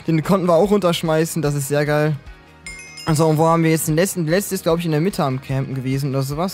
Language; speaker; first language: German; native; German